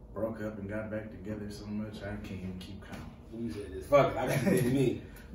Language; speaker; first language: English; native; English